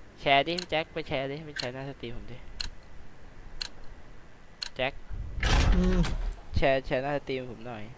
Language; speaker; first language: Thai; native; Thai